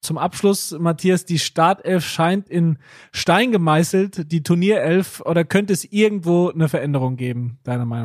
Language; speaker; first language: German; native; German